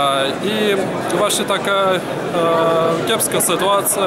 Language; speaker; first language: Polish; non-native, fluent; Ukrainian